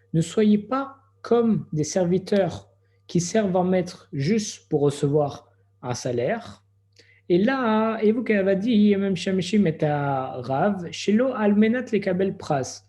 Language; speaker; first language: French; native; French